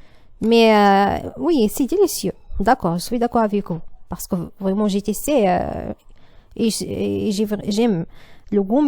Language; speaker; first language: French; non-native, learner; Arabic